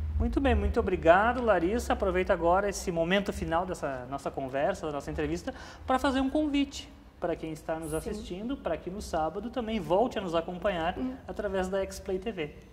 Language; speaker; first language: Portuguese; native; Portuguese